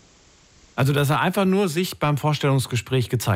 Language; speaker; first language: German; native; German